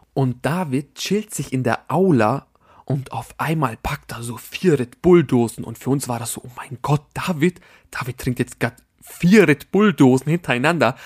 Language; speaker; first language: German; native; German